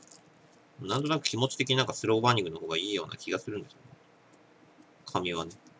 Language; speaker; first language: Japanese; native; Japanese